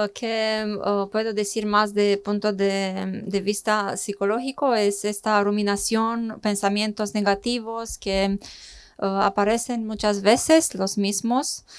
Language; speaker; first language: Spanish; non-native, fluent; Romanian